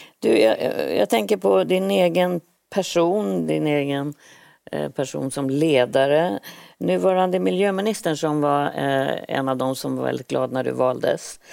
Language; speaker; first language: Swedish; native; Swedish